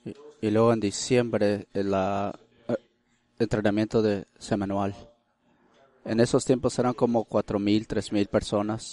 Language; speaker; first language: Spanish; early bilingual, heritage; Spanish